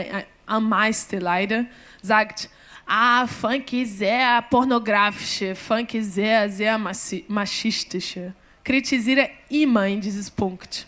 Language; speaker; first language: German; non-native, learner; Portuguese